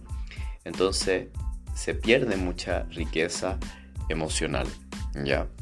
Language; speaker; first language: Spanish; native; Spanish